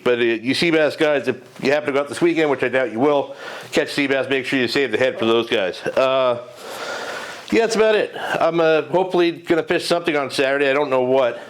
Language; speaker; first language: English; native; English